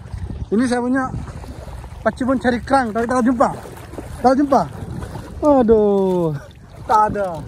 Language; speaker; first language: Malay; non-native, learner; Bangla